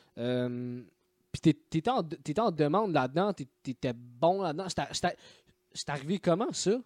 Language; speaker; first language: French; native; French